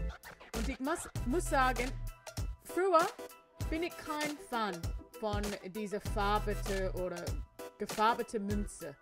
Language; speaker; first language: German; non-native, learner; English